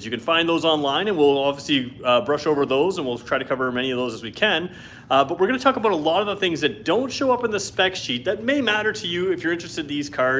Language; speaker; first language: English; native; English